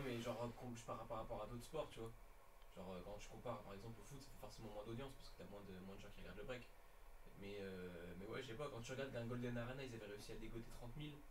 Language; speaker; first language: French; native; French